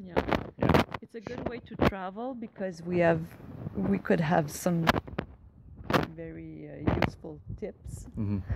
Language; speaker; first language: English; non-native, local second language; French